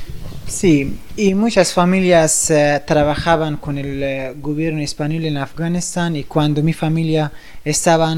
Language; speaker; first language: Spanish; non-native, fluent; Persian